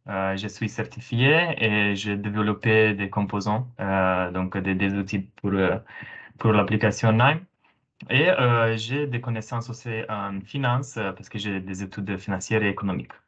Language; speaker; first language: French; non-native, fluent; Romanian